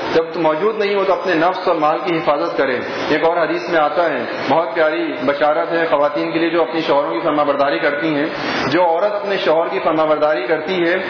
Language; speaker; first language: Urdu; native; Urdu